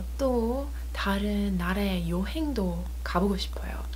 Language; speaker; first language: Korean; non-native, learner; English